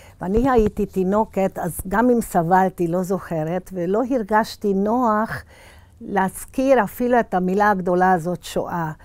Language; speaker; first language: Hebrew; early bilingual, other home language; Hungarian